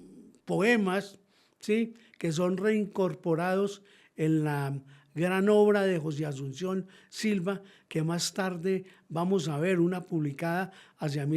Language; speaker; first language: Spanish; native; Spanish